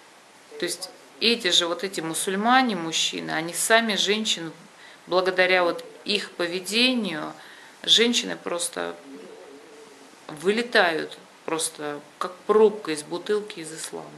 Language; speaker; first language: Russian; native; Russian